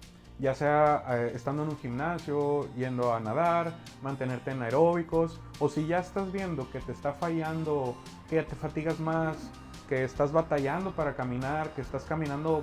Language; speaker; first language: Spanish; native; Spanish